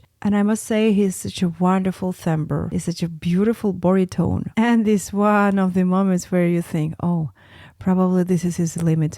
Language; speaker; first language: English; non-native, fluent; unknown